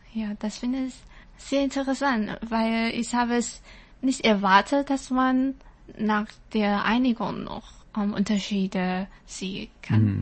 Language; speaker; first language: German; non-native, learner; Chinese